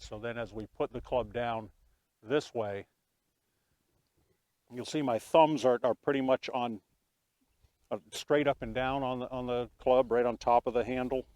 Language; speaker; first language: English; native; English